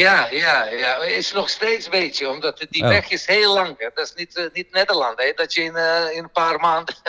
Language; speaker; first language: Dutch; non-native, fluent; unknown